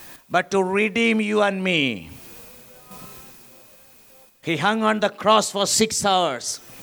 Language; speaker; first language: English; non-native, local second language; Malayalam